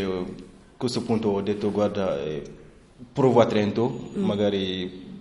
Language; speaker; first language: Italian; non-native, fluent; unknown